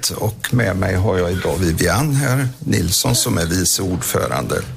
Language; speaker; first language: Swedish; native; Swedish